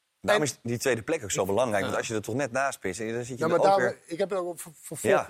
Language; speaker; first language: Dutch; native; Dutch